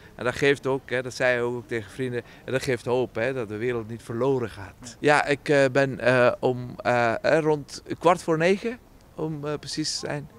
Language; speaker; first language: Dutch; non-native, fluent; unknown